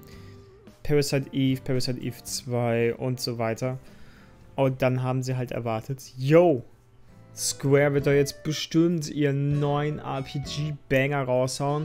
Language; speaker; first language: German; native; German